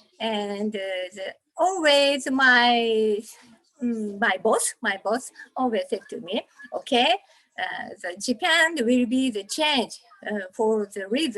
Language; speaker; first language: English; non-native, learner; Japanese